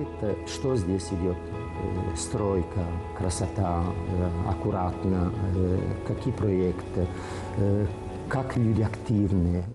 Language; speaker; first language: Russian; non-native, learner; Italian